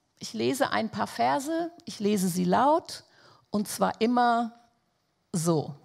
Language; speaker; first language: German; non-native, fluent; Portuguese